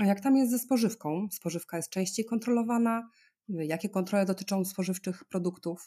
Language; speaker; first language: Polish; native; Polish